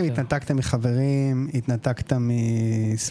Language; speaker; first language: Hebrew; native; Hebrew